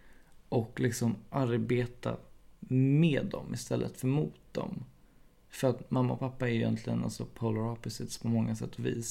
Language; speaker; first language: Swedish; native; Swedish